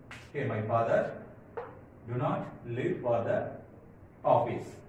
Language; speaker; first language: English; non-native, local second language; Tamil